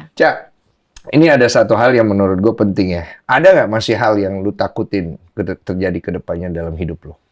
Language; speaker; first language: Indonesian; native; Indonesian